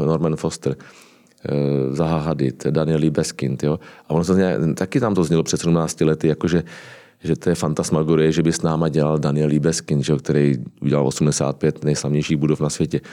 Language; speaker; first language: Czech; native; Czech